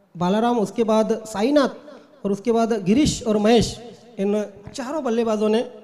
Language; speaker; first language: Hindi; non-native, local second language; Marathi